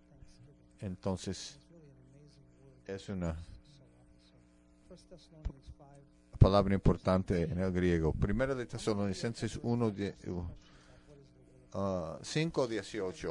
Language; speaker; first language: Spanish; non-native, fluent; English